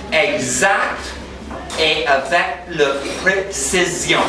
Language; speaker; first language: French; non-native, learner; English